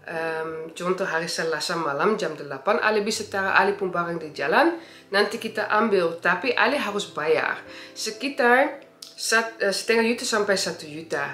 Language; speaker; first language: Indonesian; early bilingual, heritage; Indonesian